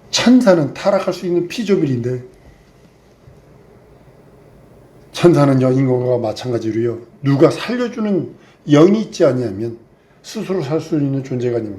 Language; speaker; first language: Korean; native; Korean